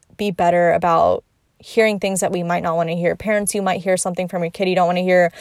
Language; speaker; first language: English; native; English